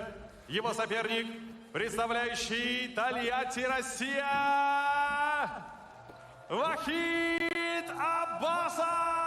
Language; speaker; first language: Russian; native; Russian